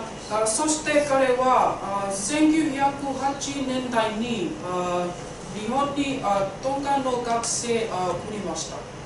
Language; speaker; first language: Japanese; non-native, learner; Tongan